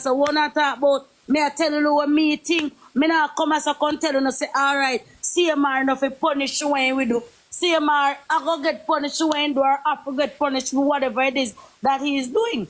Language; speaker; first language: English; native; English